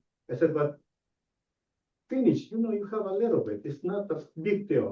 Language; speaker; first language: English; non-native, learner; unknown